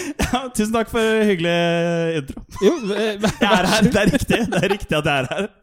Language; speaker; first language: Norwegian; native; Norwegian